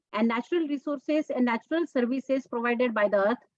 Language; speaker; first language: English; non-native, local second language; Telugu